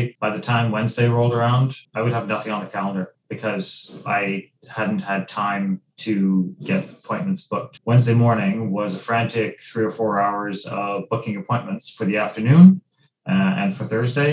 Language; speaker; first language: English; native; English